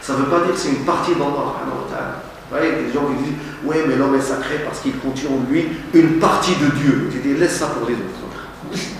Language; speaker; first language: French; non-native, local second language; Arabic